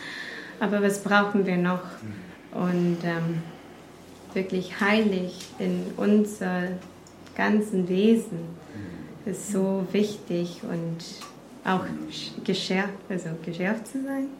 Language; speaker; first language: German; non-native, fluent; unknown